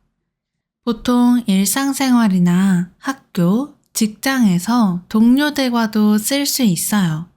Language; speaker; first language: Korean; native; Korean